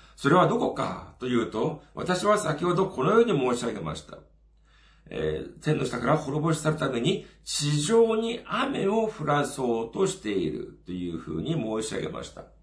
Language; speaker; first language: Japanese; non-native, fluent; Korean